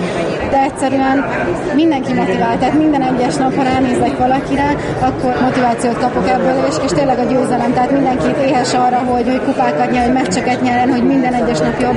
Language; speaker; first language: Hungarian; native; Hungarian